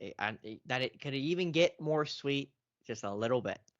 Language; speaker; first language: English; native; English